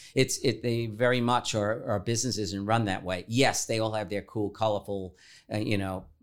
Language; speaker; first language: English; native; English